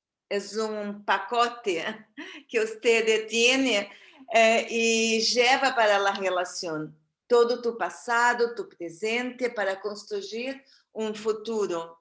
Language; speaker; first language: Spanish; non-native, fluent; Portuguese